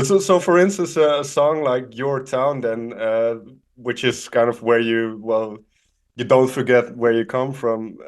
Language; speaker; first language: English; non-native, fluent; Dutch